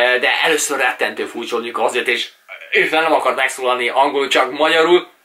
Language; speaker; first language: Hungarian; native; Hungarian